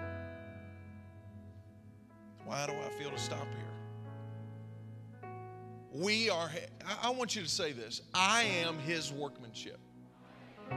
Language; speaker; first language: English; native; English